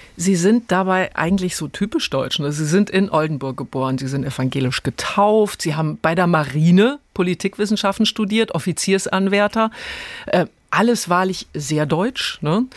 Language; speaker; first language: German; native; German